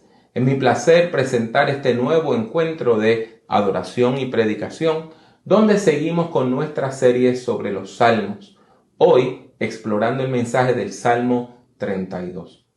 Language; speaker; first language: Spanish; native; Spanish